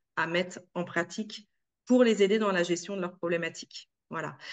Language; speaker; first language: French; native; French